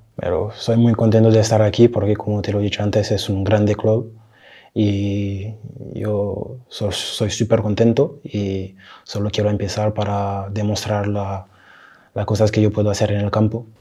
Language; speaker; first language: Spanish; non-native, learner; French